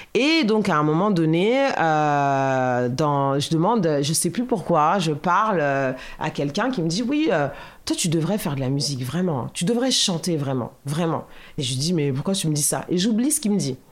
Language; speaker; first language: French; native; French